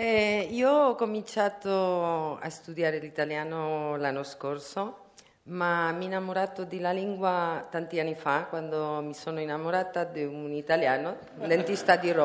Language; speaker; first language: Italian; non-native, learner; Spanish